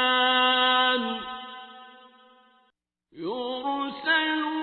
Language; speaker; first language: Arabic; native; Arabic